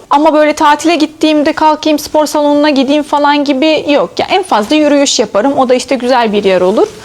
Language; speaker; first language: Turkish; non-native, fluent; Arabic